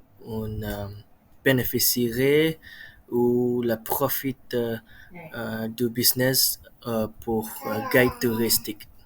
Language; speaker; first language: French; non-native, learner; Malay